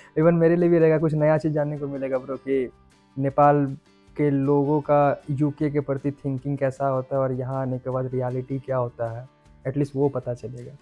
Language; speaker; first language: Hindi; native; Hindi